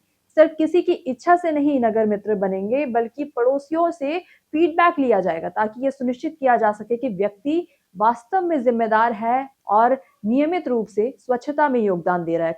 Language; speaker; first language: Hindi; native; Hindi